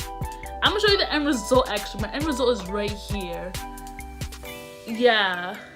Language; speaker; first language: English; native; English